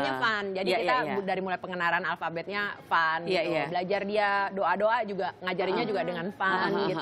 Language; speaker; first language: Indonesian; native; Indonesian